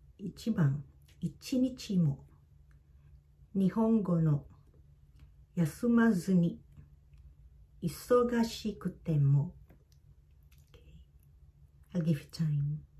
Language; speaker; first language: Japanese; non-native, fluent; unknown